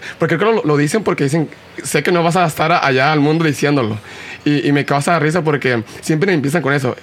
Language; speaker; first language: Spanish; early bilingual, heritage; Spanish